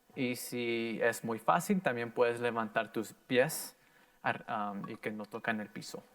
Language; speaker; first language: Spanish; early bilingual, heritage; Spanish